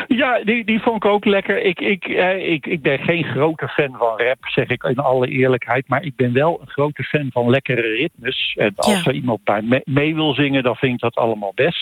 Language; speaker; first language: Dutch; native; Dutch